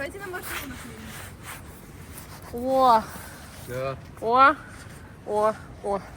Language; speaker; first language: Ukrainian; native; Ukrainian